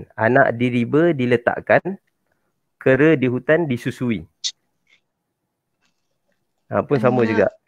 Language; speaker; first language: Malay; native; Malay